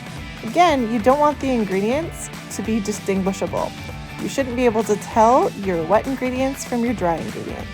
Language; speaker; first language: English; native; English